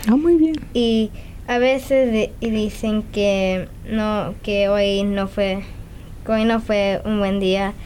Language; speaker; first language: Spanish; early bilingual, other home language; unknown